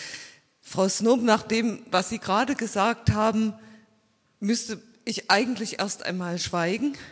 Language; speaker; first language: German; native; German